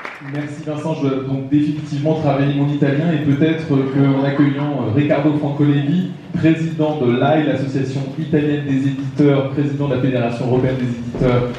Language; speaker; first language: French; native; French